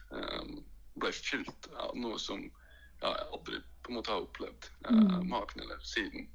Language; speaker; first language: Norwegian; early bilingual, other home language; Latvian